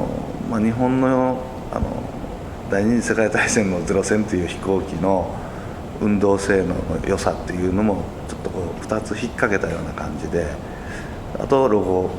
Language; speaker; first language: Japanese; native; Japanese